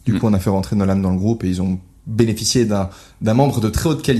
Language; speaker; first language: French; native; French